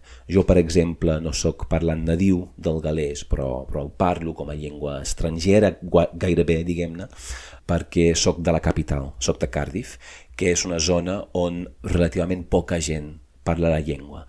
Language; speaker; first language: Catalan; non-native, fluent; English